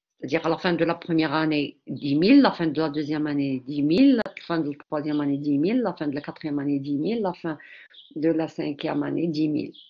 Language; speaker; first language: French; non-native, local second language; Arabic